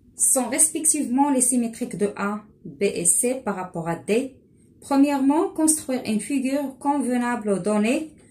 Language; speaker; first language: French; non-native, local second language; Arabic